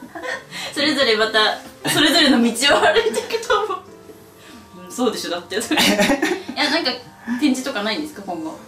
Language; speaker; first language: Japanese; native; Japanese